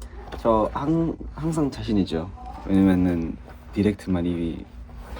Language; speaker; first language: Korean; non-native, fluent; Thai